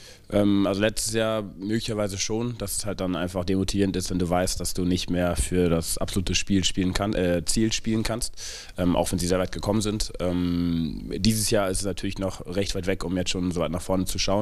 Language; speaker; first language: German; native; German